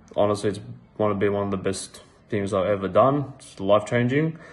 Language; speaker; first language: English; native; English